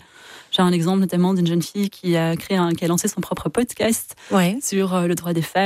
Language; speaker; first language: French; native; French